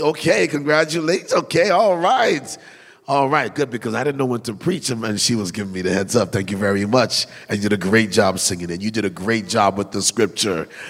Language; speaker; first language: English; early bilingual, other home language; Haitian Creole